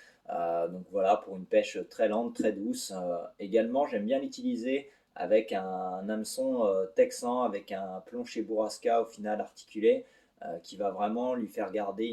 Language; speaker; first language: French; native; French